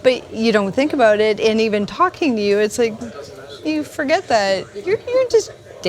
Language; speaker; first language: English; native; English